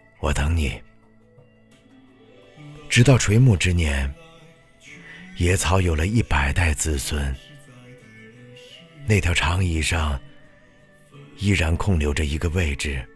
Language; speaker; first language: Chinese; native; Chinese